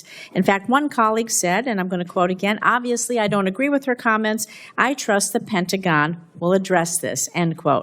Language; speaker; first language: English; native; English